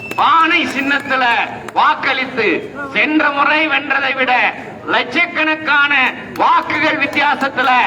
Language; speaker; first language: Tamil; native; Tamil